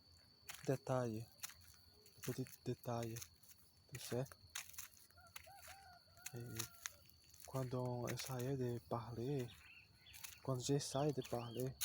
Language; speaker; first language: French; non-native, learner; Portuguese